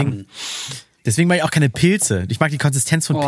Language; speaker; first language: German; native; German